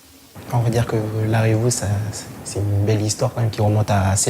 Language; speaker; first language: French; native; French